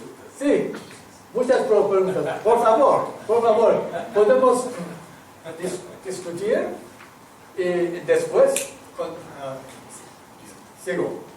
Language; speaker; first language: Spanish; non-native, learner; English